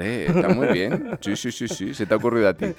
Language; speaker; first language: Spanish; native; Spanish